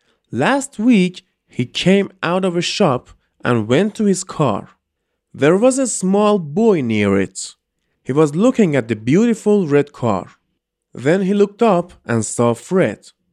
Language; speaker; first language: English; non-native, fluent; Persian